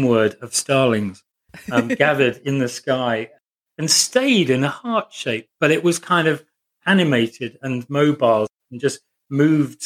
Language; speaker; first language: English; native; English